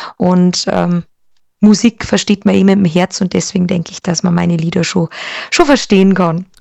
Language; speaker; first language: German; native; German